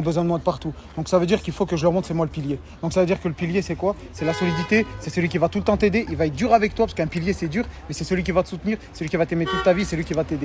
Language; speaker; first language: French; native; French